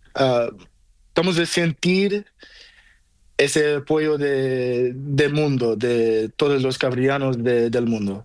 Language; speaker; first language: Spanish; non-native, learner; Portuguese